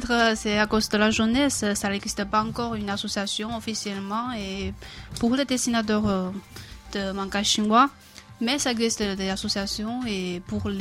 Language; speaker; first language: French; non-native, fluent; Chinese